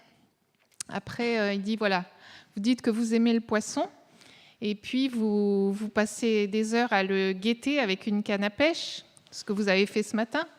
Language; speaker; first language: French; native; French